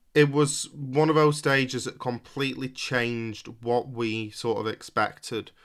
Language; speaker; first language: English; native; English